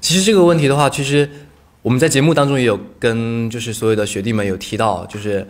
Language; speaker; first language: Chinese; native; Chinese